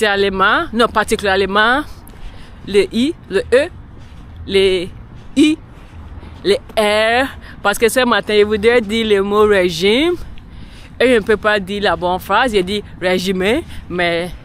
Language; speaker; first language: French; non-native, learner; English